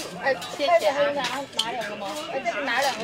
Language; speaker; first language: Chinese; non-native, learner; Indonesian